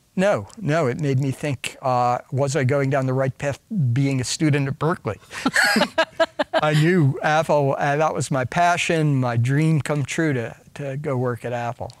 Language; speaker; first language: English; native; English